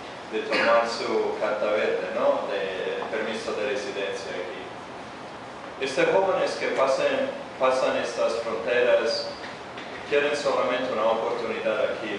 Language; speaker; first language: Spanish; non-native, fluent; Italian